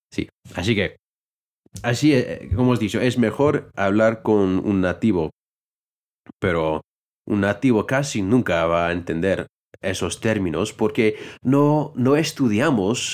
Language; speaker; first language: Spanish; non-native, fluent; English